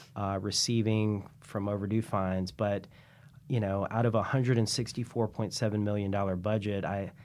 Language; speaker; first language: English; native; English